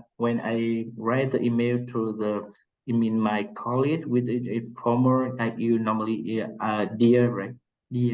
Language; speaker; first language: English; non-native, learner; Vietnamese